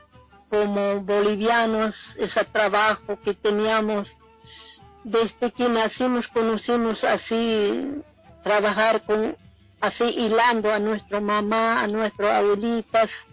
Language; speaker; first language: Spanish; non-native, local second language; Quechua